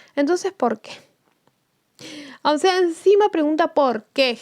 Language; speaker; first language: Spanish; native; Spanish